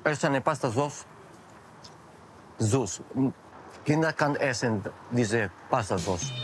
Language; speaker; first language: German; non-native, learner; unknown